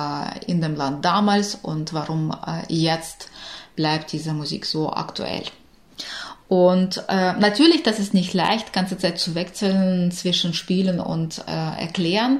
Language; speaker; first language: German; non-native, fluent; Ukrainian